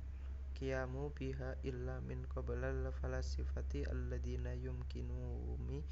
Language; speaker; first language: Arabic; non-native, learner; Indonesian